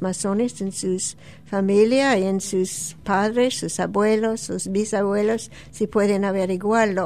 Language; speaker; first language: Spanish; non-native, fluent; English